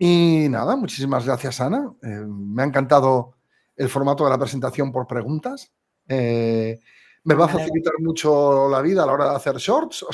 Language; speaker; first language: Spanish; native; Spanish